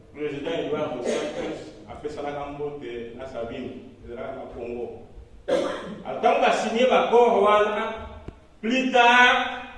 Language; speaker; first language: Lingala; non-native, local second language; Kongo